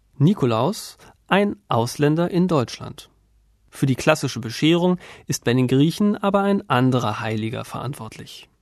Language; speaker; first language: German; native; German